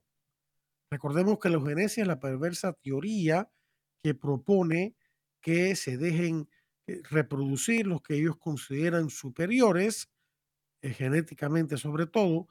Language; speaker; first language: Spanish; native; Spanish